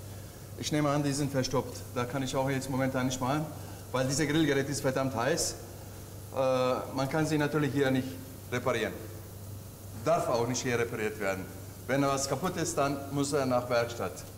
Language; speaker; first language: German; non-native, fluent; Turkish